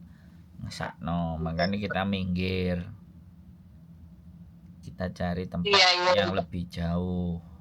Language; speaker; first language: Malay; non-native, local second language; Javanese